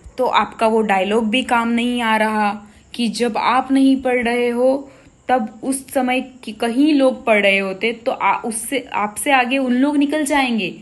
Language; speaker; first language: Hindi; non-native, local second language; Gujarati